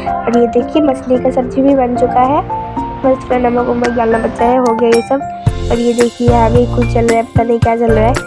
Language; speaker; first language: Hindi; non-native, local second language; Manipuri